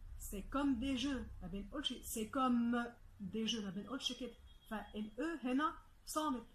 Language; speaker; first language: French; non-native, fluent; Arabic